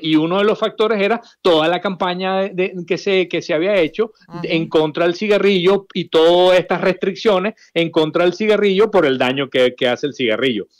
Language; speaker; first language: Spanish; native; Spanish